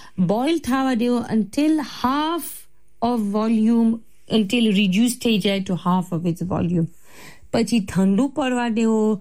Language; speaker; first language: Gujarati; early bilingual, heritage; Gujarati